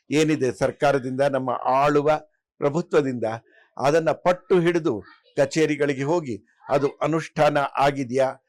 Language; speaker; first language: Kannada; native; Kannada